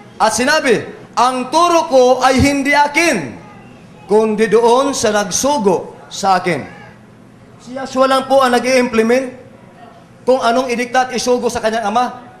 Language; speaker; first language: Filipino; native; Filipino